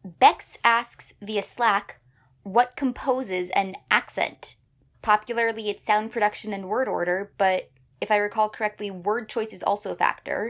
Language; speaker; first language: English; native; English